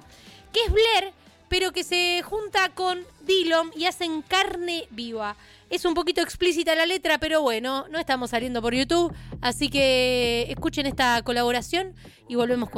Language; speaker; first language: Spanish; native; Spanish